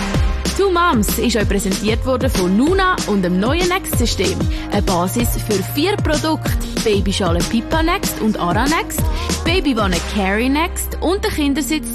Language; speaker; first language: German; native; German